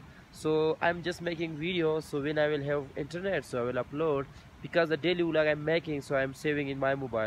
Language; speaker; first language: English; non-native, local second language; Urdu